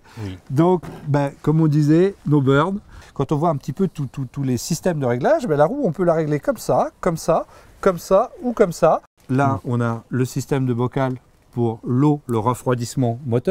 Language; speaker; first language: French; native; French